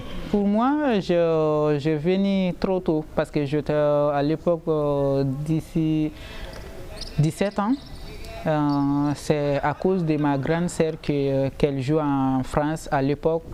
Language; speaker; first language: French; non-native, local second language; Bambara